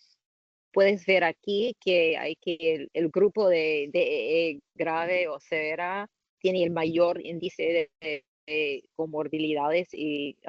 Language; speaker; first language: Spanish; non-native, learner; English